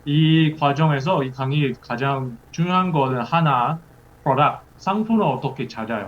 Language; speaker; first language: Korean; early bilingual, heritage; English